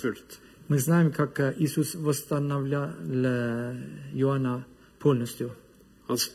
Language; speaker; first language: Russian; non-native, learner; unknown